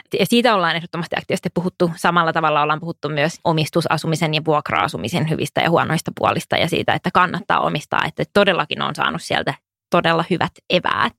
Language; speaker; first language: Finnish; non-native, local second language; Swedish